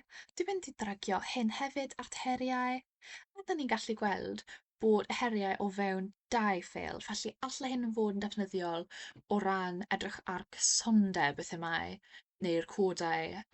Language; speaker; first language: Welsh; non-native, fluent; English